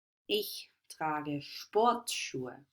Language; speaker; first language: German; non-native, fluent; English